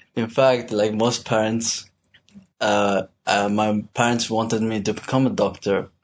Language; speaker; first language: English; non-native, fluent; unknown